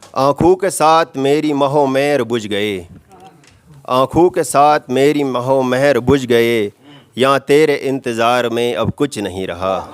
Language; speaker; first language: Urdu; non-native, local second language; Shina